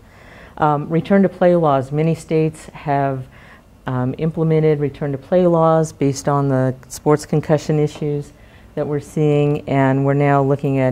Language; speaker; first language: English; native; English